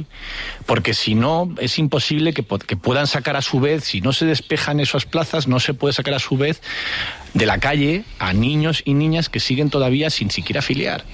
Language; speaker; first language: Spanish; native; Spanish